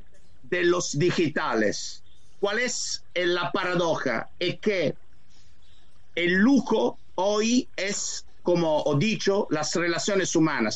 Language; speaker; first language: Spanish; non-native, fluent; Italian